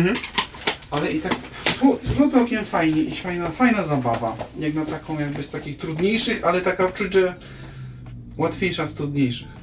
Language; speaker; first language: Polish; native; Polish